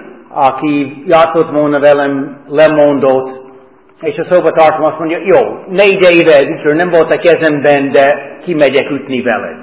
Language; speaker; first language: Hungarian; non-native, fluent; English